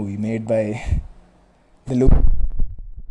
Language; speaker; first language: English; non-native, local second language; Malayalam